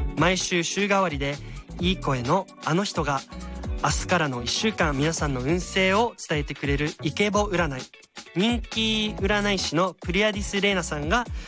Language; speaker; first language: Japanese; early bilingual, other home language; German